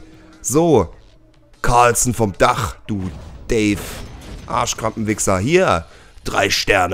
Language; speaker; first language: German; native; German